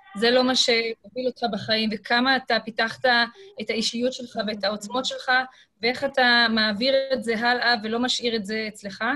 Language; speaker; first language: Hebrew; native; Hebrew